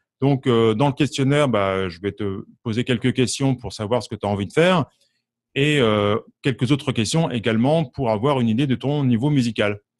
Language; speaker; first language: French; native; French